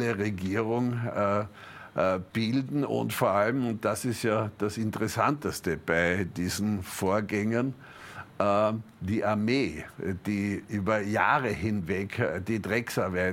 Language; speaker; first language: German; native; German